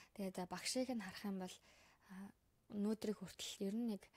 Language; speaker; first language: Mongolian; native; Mongolian